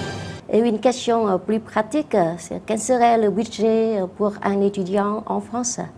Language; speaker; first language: French; non-native, fluent; Vietnamese